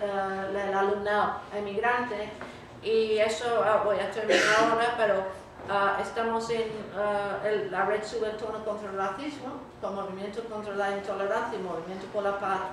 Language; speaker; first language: Spanish; non-native, fluent; English